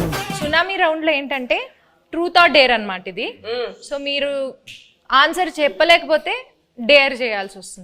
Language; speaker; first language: Telugu; native; Telugu